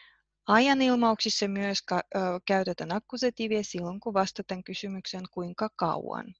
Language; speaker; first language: Finnish; non-native, fluent; Russian